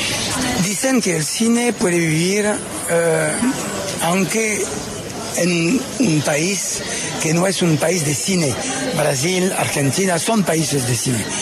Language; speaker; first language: Spanish; non-native, fluent; French